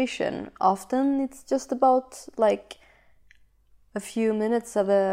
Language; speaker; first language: English; non-native, fluent; Swedish